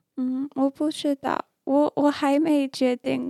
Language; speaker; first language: Chinese; non-native, learner; English